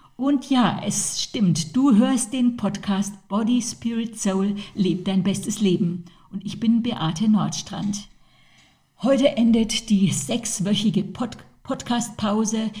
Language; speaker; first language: German; native; German